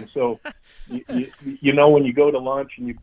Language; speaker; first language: English; native; English